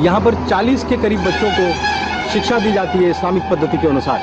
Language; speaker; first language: Hindi; native; Hindi